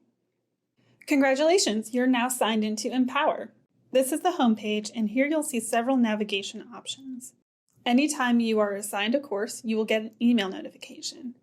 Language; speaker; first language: English; native; English